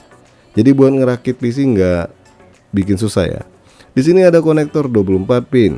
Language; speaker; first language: Indonesian; native; Indonesian